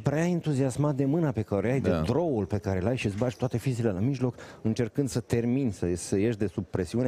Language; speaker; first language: Romanian; native; Romanian